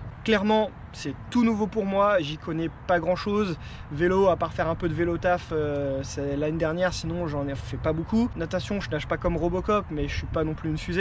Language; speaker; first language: French; native; French